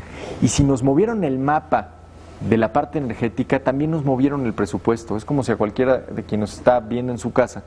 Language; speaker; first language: Spanish; native; Spanish